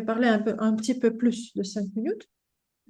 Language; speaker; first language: French; non-native, fluent; Russian